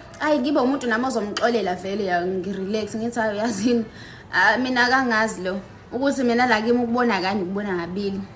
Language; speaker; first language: Zulu; native; Zulu